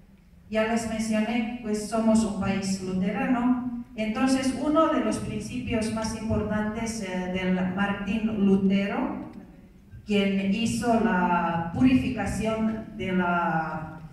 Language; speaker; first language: Spanish; non-native, fluent; Finnish